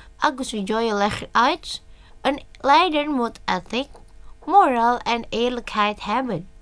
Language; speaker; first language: Dutch; non-native, fluent; Indonesian